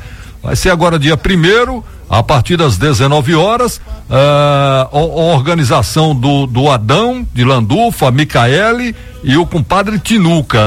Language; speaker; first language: Portuguese; native; Portuguese